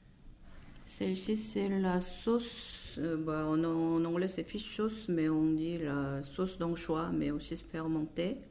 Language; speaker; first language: French; non-native, fluent; Korean